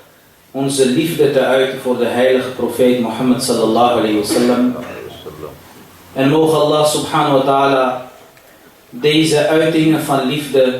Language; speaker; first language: Dutch; early bilingual, other home language; Urdu